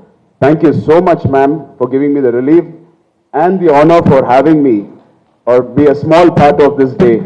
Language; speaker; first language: English; non-native, local second language; Telugu